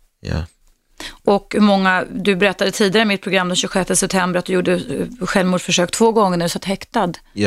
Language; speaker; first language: Swedish; native; Swedish